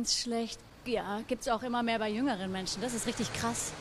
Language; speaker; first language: German; native; German